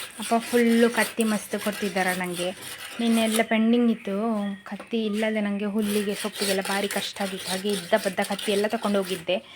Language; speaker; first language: Kannada; non-native, local second language; Konkani